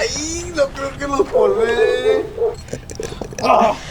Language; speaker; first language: Spanish; native; Spanish